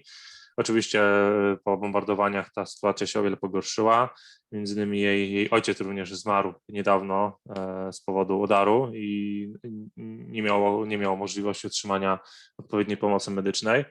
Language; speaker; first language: Polish; non-native, fluent; Arabic